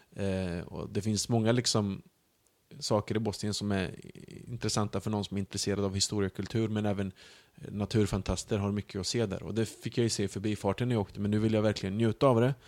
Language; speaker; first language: Swedish; early bilingual, other home language; Bosnian